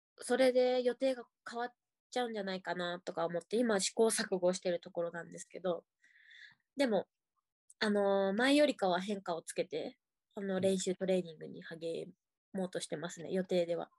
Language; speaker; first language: Japanese; native; Japanese